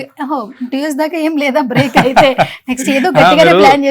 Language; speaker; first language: Telugu; native; Telugu